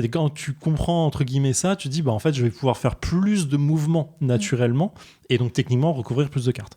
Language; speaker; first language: French; native; French